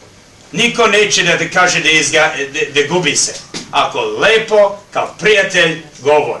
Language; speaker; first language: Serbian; early bilingual, heritage; Serbian